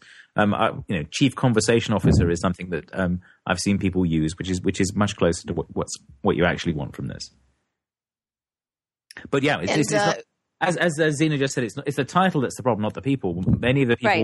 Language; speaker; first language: English; native; English